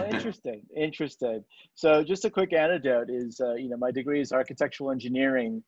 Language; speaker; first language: English; native; English